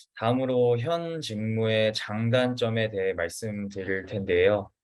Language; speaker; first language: Korean; native; Korean